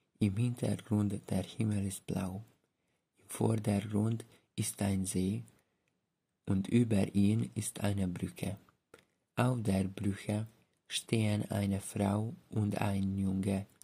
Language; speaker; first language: German; non-native, learner; Hungarian